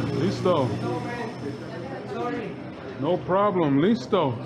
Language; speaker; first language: Spanish; non-native, learner; English